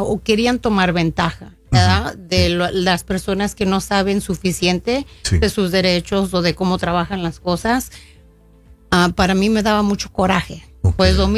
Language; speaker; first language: Spanish; early bilingual, heritage; Spanish